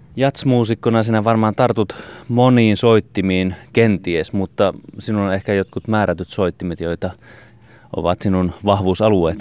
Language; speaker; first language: Finnish; native; Finnish